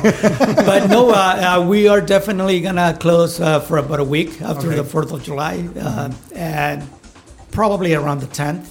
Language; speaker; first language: English; non-native, fluent; Spanish